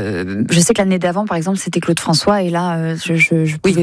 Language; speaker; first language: French; native; French